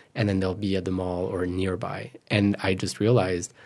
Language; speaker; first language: English; non-native, fluent; French